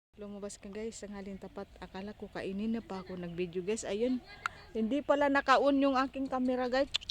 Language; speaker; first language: Filipino; non-native, local second language; Cebuano